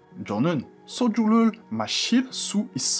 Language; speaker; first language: Korean; non-native, fluent; French